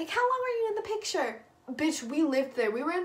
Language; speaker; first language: English; native; English